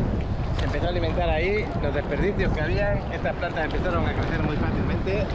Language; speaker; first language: Spanish; native; Spanish